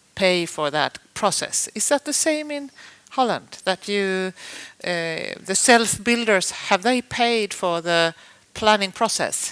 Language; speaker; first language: English; non-native, fluent; Swedish